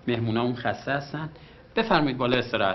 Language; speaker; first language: Persian; native; Persian